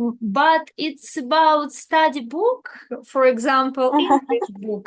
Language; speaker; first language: English; non-native, learner; Russian